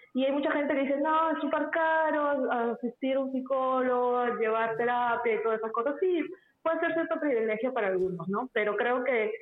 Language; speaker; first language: Spanish; native; Spanish